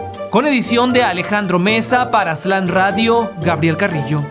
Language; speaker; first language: Spanish; native; Spanish